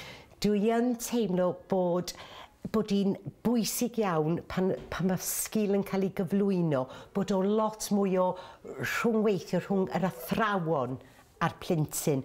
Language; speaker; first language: Welsh; native; Welsh